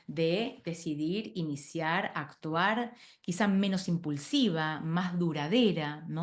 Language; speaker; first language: Spanish; native; Spanish